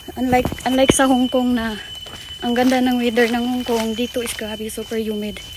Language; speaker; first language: Filipino; non-native, local second language; Cebuano